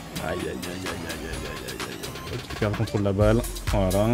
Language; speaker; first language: French; native; French